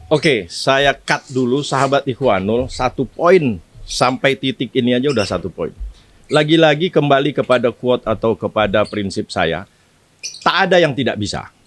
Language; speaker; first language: Indonesian; native; Indonesian